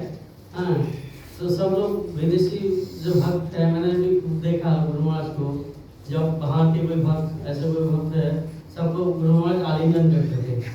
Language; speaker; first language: Hindi; non-native, local second language; Bangla